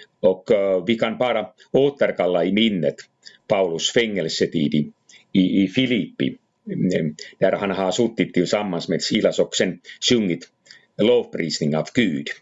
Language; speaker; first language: Swedish; non-native, fluent; Finnish